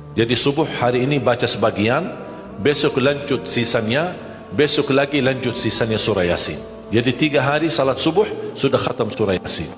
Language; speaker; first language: Malay; non-native, fluent; Arabic